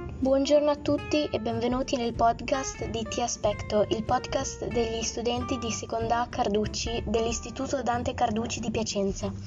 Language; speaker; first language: Italian; native; Italian